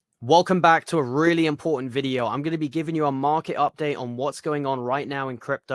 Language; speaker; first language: English; native; English